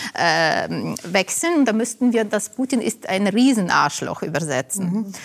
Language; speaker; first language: German; non-native, fluent; Ukrainian